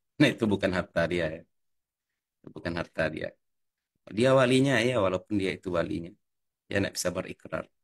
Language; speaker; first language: Indonesian; native; Indonesian